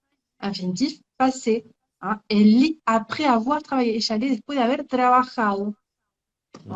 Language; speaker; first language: French; native; French